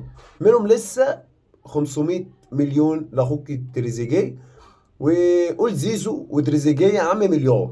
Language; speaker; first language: Arabic; native; Arabic